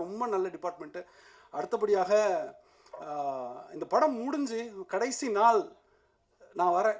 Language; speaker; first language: Tamil; native; Tamil